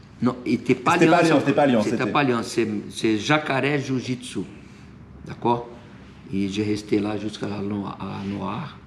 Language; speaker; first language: French; non-native, fluent; Portuguese